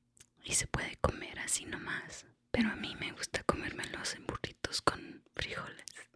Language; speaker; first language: Spanish; early bilingual, heritage; Spanish